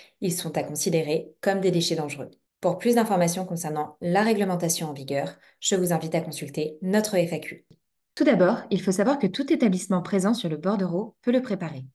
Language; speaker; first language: French; native; French